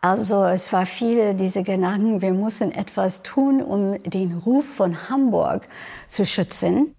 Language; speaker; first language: German; non-native, fluent; English